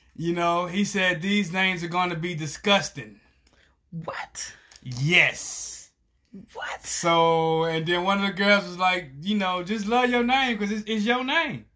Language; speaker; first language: English; native; English